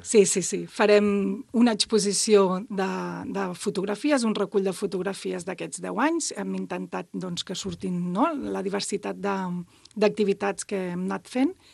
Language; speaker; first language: Catalan; native; Catalan